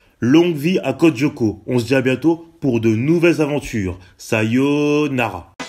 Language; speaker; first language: French; native; French